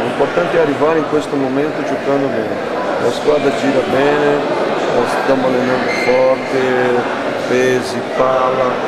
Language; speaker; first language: Italian; non-native, fluent; Portuguese